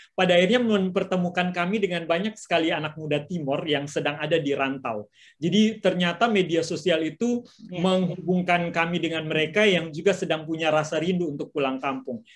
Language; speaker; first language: Indonesian; native; Indonesian